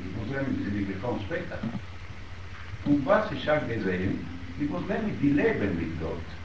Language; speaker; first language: German; non-native, learner; Italian